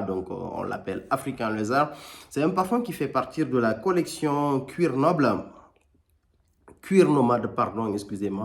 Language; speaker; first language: French; native; French